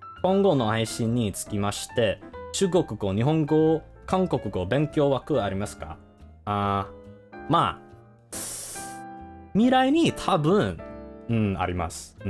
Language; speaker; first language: Japanese; non-native, learner; English